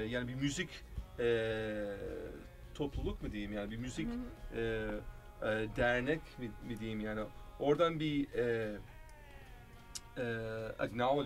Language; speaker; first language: Turkish; early bilingual, heritage; Turkish